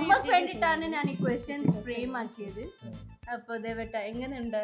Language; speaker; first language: Malayalam; non-native, learner; Tamil